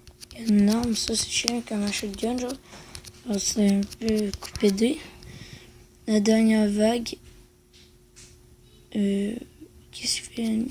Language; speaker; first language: French; native; French